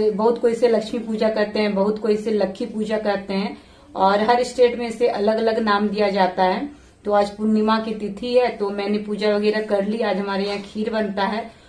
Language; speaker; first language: Hindi; native; Hindi